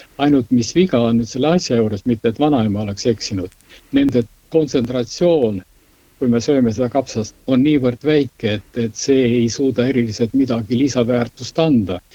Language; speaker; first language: Estonian; native; Estonian